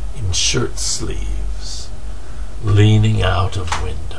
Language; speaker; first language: English; native; English